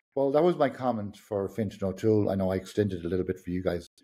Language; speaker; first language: English; non-native, local second language; Irish